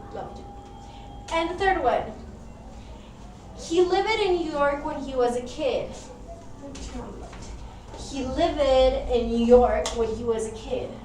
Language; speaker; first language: English; non-native, fluent; Spanish